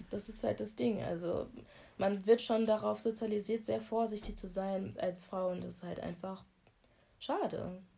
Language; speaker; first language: German; early bilingual, other home language; Akan